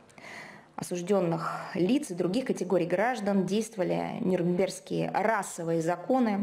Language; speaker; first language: Russian; native; Russian